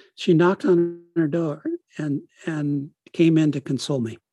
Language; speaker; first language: English; early bilingual, other home language; Italian